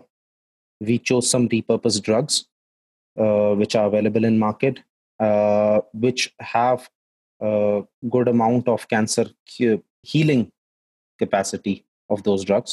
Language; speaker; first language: English; non-native, local second language; Hindi